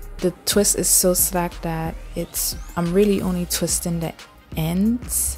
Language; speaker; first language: English; native; English